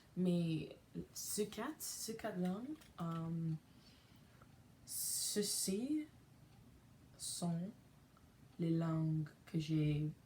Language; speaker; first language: French; non-native, learner; English